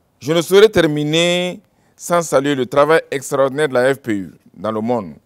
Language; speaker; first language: French; non-native, local second language; Mossi